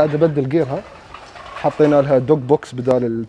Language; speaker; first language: Arabic; native; Arabic